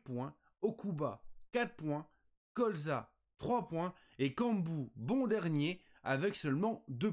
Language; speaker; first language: French; native; French